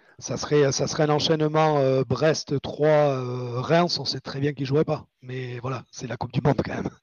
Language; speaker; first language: French; native; French